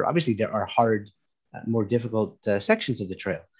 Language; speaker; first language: English; native; English